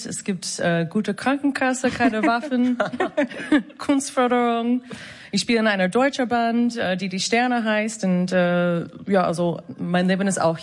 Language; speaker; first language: German; non-native, fluent; English